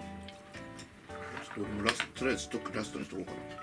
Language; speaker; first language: Japanese; native; Japanese